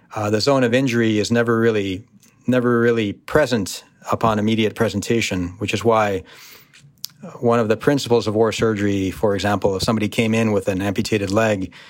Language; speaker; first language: English; native; English